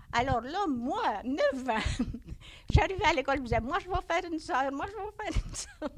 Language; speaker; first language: French; native; French